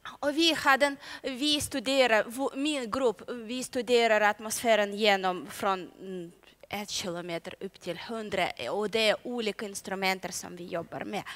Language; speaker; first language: Swedish; non-native, learner; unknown